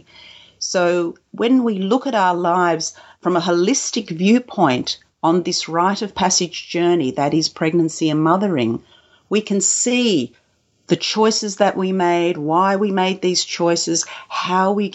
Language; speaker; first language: English; native; English